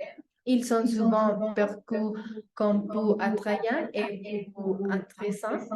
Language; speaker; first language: French; non-native, learner; Spanish